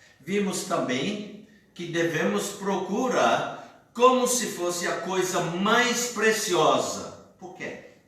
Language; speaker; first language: Portuguese; non-native, fluent; English